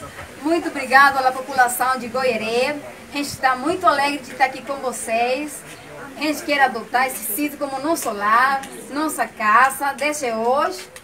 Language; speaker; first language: Portuguese; non-native, learner; Spanish